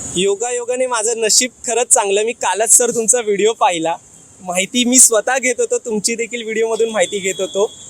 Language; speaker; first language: Marathi; native; Marathi